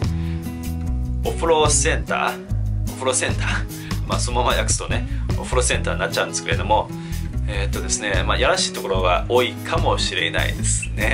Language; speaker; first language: Japanese; non-native, fluent; Chinese